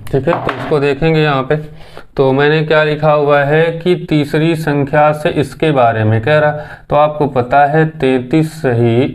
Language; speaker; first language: Hindi; native; Hindi